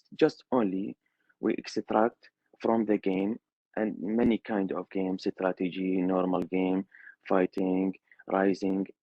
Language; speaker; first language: English; non-native, learner; Arabic